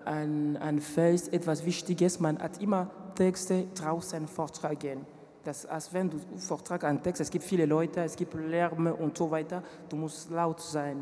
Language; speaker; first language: German; non-native, learner; French